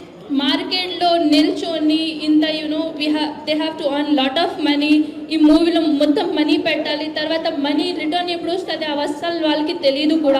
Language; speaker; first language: Telugu; non-native, learner; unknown